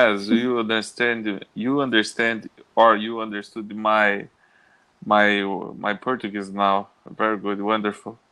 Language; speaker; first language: English; non-native, learner; Portuguese